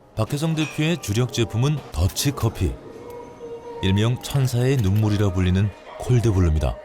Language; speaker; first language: Korean; native; Korean